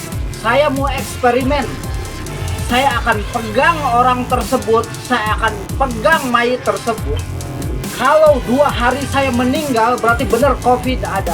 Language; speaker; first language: Indonesian; non-native, local second language; Sundanese